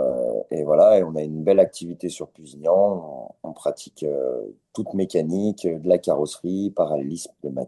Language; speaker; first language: French; native; French